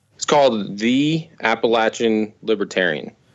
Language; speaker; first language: English; native; English